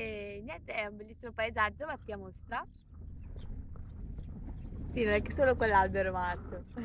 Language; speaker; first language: Italian; native; Italian